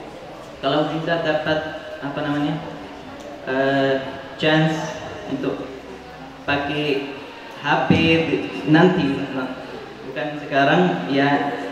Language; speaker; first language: Indonesian; non-native, fluent; Arabic